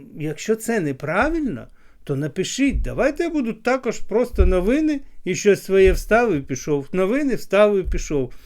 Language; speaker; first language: Ukrainian; non-native, local second language; Russian